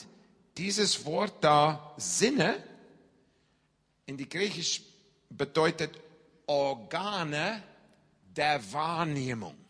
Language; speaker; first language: German; non-native, fluent; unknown